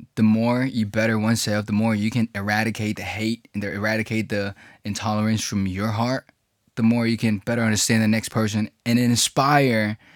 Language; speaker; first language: English; early bilingual, other home language; Chinese